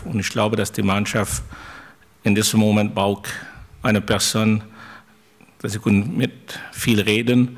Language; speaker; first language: German; non-native, fluent; French